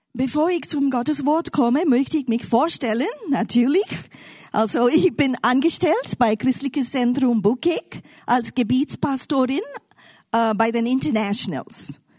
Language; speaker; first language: German; non-native, fluent; English